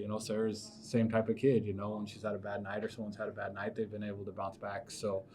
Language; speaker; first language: English; native; English